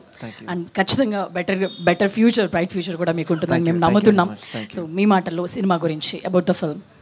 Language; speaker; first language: Telugu; native; Telugu